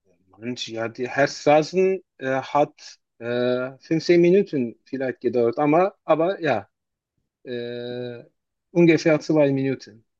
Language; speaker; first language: German; non-native, learner; Turkish